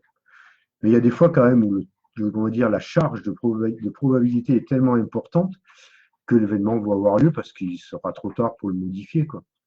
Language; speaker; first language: French; native; French